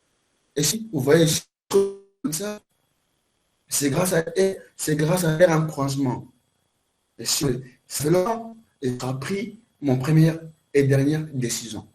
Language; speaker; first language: French; non-native, learner; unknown